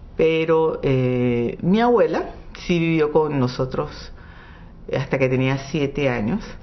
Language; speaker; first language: Spanish; non-native, local second language; English